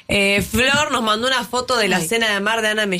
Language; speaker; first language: Spanish; native; Spanish